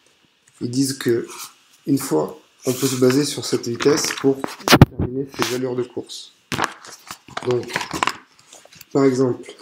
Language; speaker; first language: French; native; French